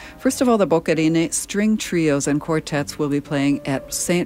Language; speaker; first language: English; native; English